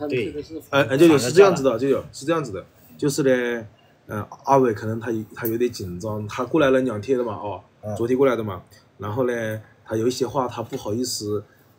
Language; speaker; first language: Chinese; native; Chinese